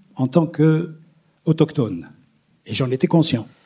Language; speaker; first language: French; non-native, local second language; Arabic